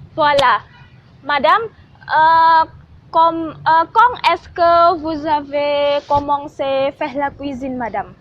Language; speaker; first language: French; non-native, learner; Indonesian